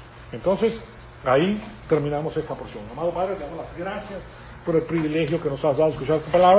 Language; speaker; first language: Spanish; native; Spanish